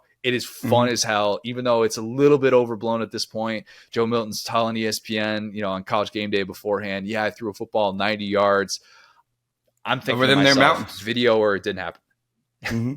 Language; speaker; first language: English; native; English